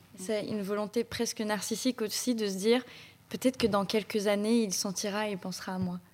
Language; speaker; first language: French; non-native, fluent; Georgian